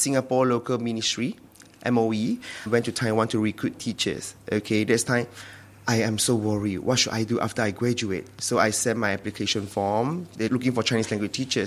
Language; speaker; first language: English; non-native, local second language; Chinese